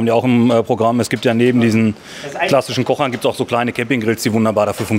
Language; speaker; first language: German; native; German